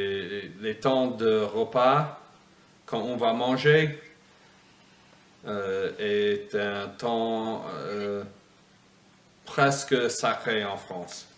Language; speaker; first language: French; non-native, fluent; English